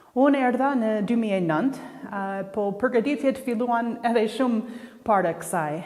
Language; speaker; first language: Albanian; non-native, fluent; English